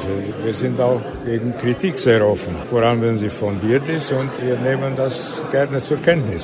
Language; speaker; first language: German; native; German